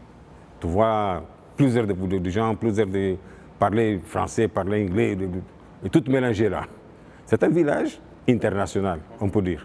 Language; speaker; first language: French; non-native, fluent; Portuguese